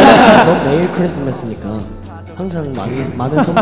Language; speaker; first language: Korean; non-native, fluent; Chinese